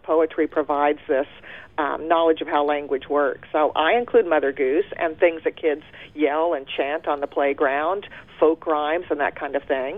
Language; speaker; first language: English; early bilingual, other home language; German